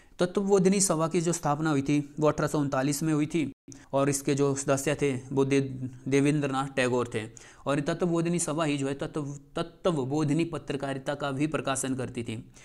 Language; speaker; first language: Hindi; native; Hindi